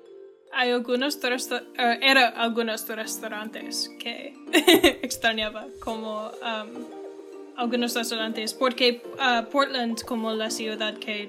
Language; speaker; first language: Spanish; non-native, learner; English